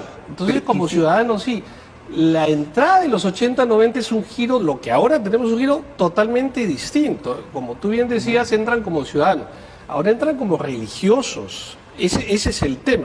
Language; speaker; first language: Spanish; native; Spanish